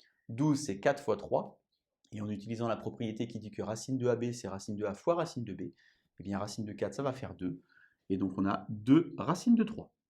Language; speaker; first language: French; native; French